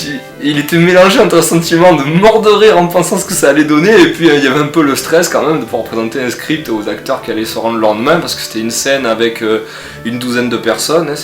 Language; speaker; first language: French; native; French